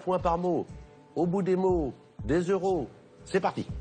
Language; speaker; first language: French; native; French